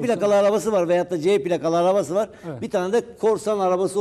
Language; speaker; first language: Turkish; native; Turkish